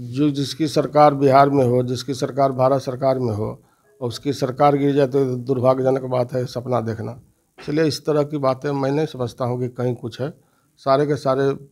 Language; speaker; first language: Hindi; native; Hindi